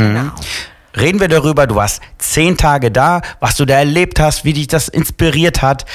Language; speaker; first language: German; non-native, fluent; Italian